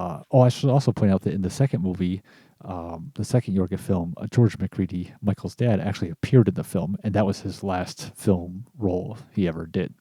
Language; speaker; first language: English; native; English